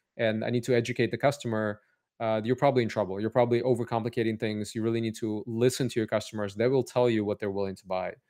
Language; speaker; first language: English; native; English